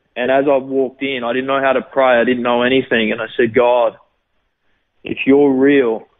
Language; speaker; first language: English; native; English